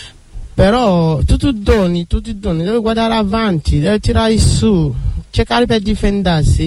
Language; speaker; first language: Italian; non-native, learner; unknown